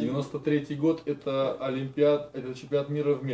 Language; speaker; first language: Russian; native; Russian